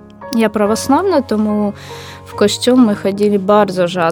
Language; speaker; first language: Ukrainian; non-native, local second language; Russian